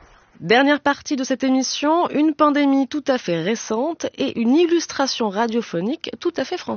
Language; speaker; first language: French; native; French